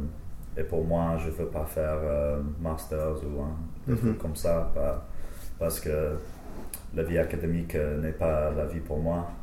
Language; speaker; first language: French; non-native, fluent; English